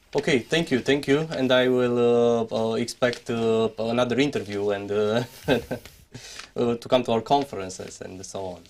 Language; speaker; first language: English; non-native, fluent; Romanian